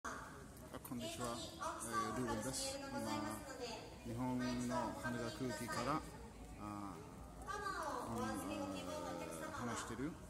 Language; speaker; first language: Japanese; non-native, learner; English